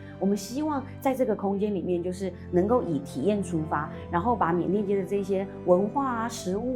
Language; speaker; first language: Chinese; native; Chinese